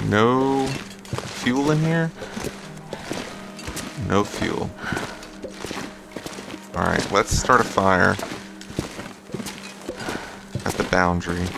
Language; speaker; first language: English; native; English